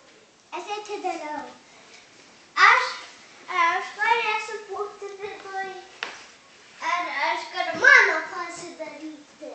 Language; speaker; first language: Lithuanian; early bilingual, heritage; Lithuanian